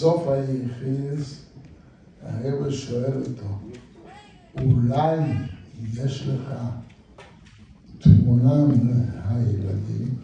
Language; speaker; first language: Hebrew; non-native, fluent; Yiddish